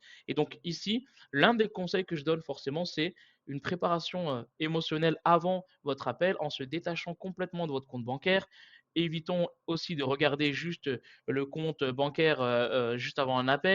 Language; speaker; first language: French; native; French